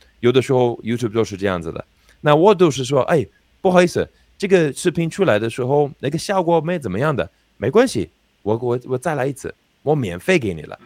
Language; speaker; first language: Chinese; non-native, fluent; English